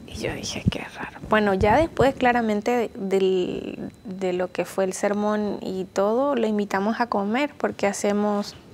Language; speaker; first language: Spanish; native; Spanish